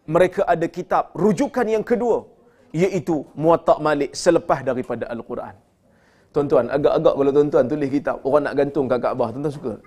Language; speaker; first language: Malay; native; Malay